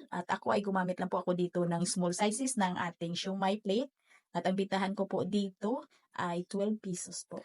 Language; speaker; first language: Filipino; non-native, local second language; Cebuano